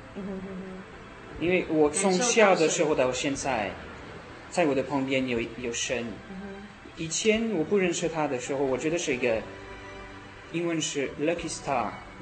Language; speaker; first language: Chinese; non-native, learner; French